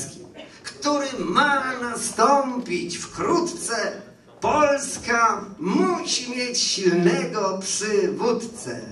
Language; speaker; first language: Polish; native; Polish